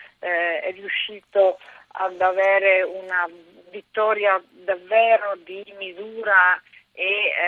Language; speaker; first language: Italian; native; Italian